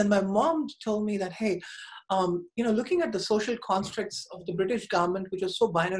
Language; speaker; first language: English; non-native, local second language; Tamil